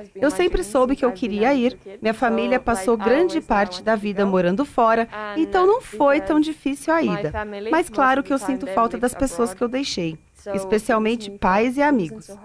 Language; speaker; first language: Portuguese; non-native, learner; Finnish